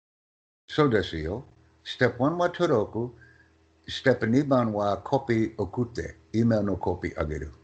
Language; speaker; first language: Japanese; non-native, learner; English